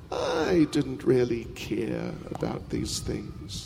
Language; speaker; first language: English; native; English